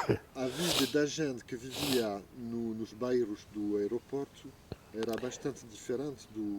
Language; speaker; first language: Portuguese; non-native, fluent; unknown